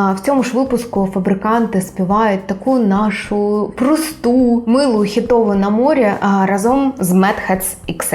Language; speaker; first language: Ukrainian; native; Ukrainian